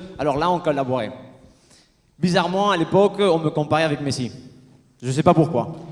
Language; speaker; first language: French; non-native, fluent; Spanish